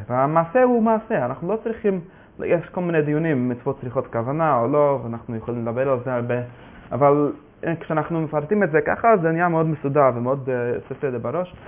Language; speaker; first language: Hebrew; non-native, fluent; Yiddish